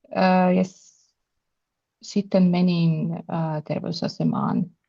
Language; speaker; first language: Finnish; non-native, learner; Russian